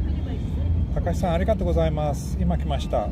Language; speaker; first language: Japanese; non-native, fluent; Swedish